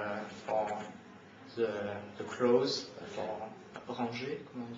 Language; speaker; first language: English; non-native, learner; French